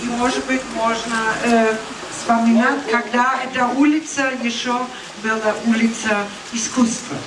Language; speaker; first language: Russian; non-native, fluent; German